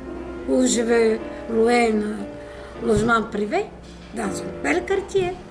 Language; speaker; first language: French; non-native, learner; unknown